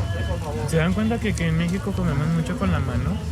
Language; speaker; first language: Spanish; native; Spanish